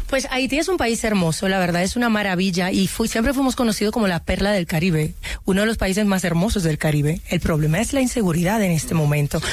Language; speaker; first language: Spanish; early bilingual, other home language; Haitian Creole